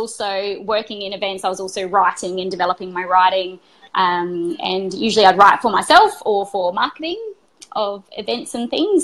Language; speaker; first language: English; native; English